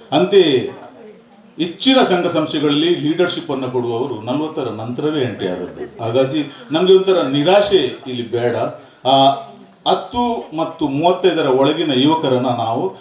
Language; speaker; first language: Kannada; non-native, local second language; Tulu